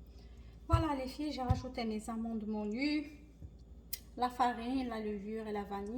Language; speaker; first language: French; non-native, local second language; Arabic